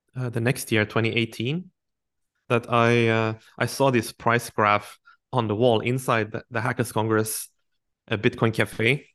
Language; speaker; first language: English; non-native, fluent; Swedish